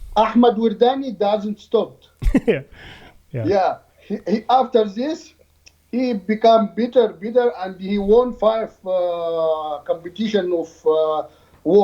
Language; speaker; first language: English; non-native, learner; Arabic